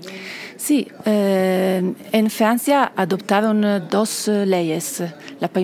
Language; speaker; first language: Spanish; non-native, fluent; Italian